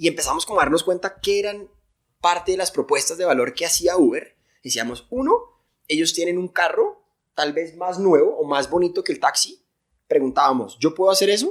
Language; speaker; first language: Spanish; native; Spanish